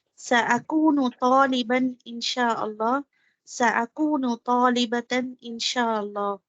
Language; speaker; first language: Arabic; non-native, learner; Tamil